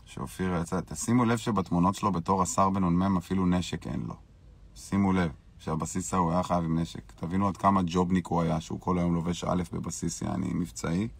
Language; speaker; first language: Hebrew; native; Hebrew